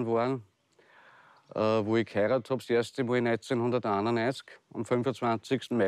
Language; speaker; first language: German; native; German